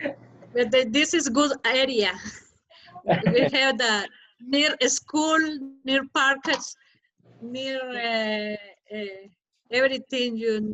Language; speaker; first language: English; non-native, learner; Spanish